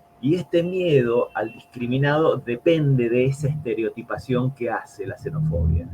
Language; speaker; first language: Spanish; native; Spanish